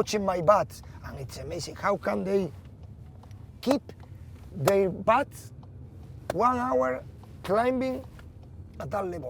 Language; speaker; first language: English; non-native, fluent; Spanish